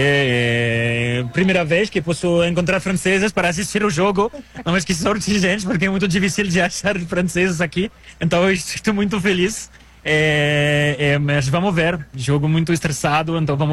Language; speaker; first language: Portuguese; non-native, learner; French